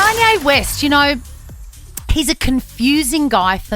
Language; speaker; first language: English; native; English